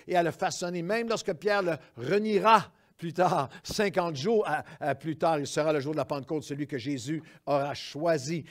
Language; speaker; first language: French; native; French